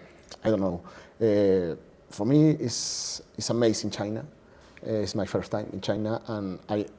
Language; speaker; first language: English; non-native, learner; Spanish